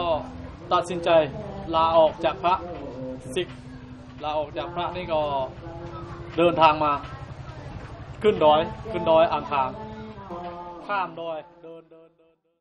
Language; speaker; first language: Thai; non-native, fluent; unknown